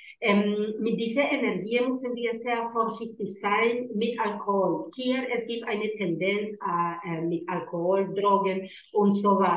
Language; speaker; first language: German; non-native, learner; Spanish